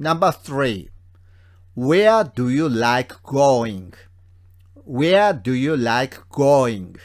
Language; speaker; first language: English; non-native, fluent; Japanese